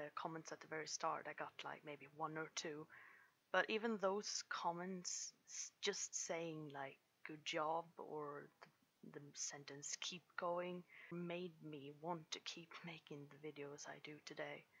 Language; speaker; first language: English; non-native, fluent; Swedish